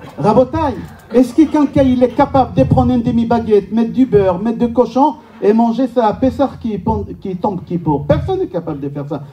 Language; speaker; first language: French; non-native, fluent; Hebrew